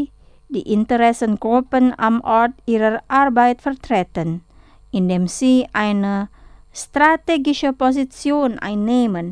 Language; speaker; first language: German; non-native, fluent; Indonesian